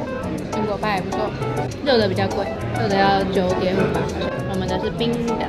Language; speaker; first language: Chinese; native; Chinese